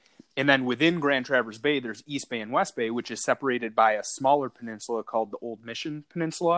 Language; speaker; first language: English; native; English